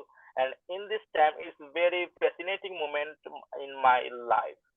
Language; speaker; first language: English; non-native, learner; Bangla